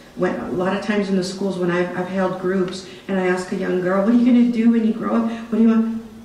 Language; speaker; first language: English; native; English